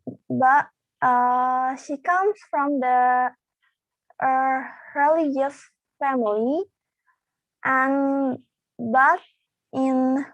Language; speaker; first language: English; non-native, learner; Indonesian